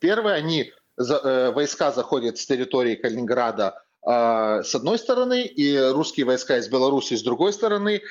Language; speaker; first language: Russian; non-native, fluent; Lithuanian